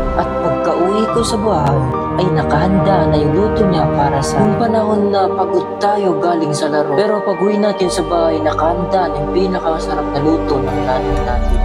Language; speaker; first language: Filipino; non-native, local second language; Chavacano